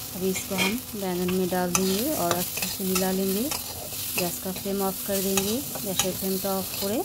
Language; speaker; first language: Hindi; non-native, local second language; Bangla